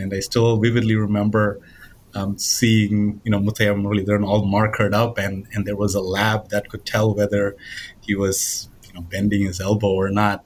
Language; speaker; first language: English; non-native, local second language; Tamil